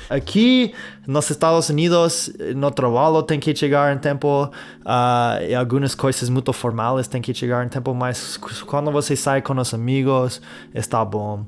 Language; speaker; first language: Portuguese; non-native, fluent; English